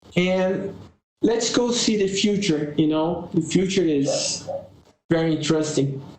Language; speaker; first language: English; non-native, learner; Portuguese